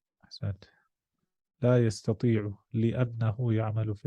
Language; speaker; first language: Arabic; non-native, fluent; English